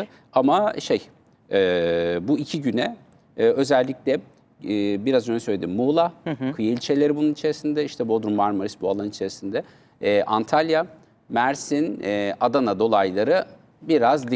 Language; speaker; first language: Turkish; native; Turkish